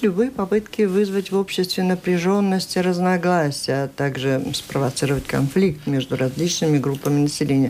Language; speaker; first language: Russian; native; Russian